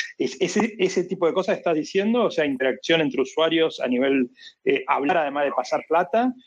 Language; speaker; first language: Spanish; native; Spanish